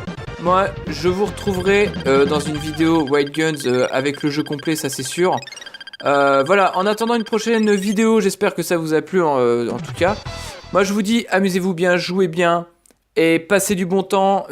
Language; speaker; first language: French; native; French